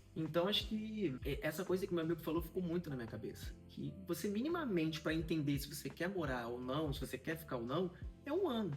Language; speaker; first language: Portuguese; native; Portuguese